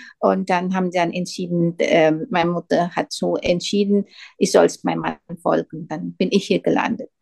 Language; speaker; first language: German; non-native, learner; Indonesian